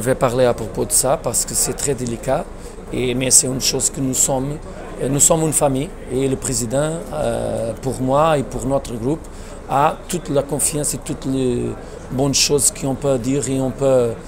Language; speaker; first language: French; non-native, learner; Portuguese